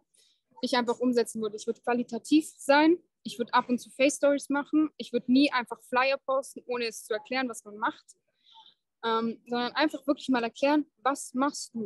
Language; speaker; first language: German; native; German